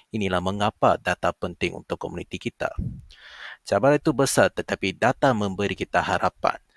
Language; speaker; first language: Malay; non-native, local second language; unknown